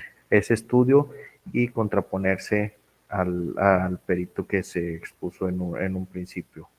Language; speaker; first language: Spanish; native; Spanish